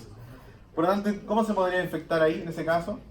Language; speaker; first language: Spanish; native; Spanish